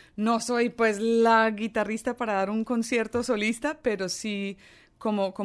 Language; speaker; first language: Spanish; early bilingual, other home language; English